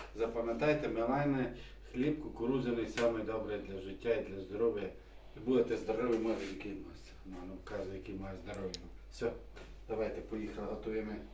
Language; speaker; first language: Ukrainian; native; Ukrainian